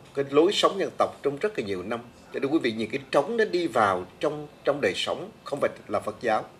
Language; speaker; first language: Vietnamese; native; Vietnamese